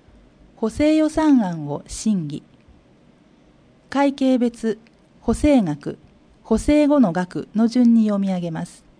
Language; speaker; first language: Japanese; native; Japanese